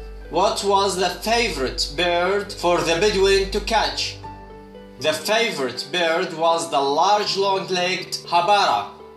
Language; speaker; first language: English; non-native, fluent; Arabic